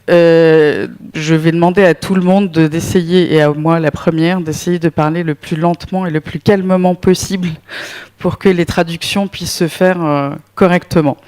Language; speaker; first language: French; native; French